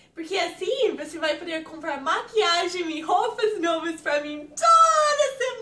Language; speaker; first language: Portuguese; non-native, fluent; English